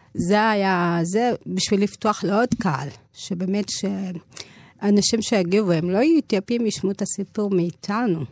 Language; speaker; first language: Hebrew; early bilingual, other home language; Amharic